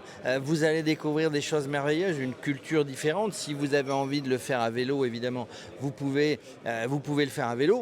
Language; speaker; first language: French; native; French